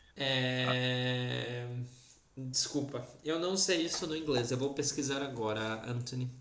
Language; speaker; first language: Portuguese; native; Portuguese